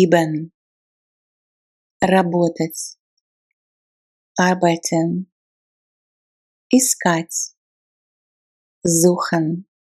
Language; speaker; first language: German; non-native, fluent; Russian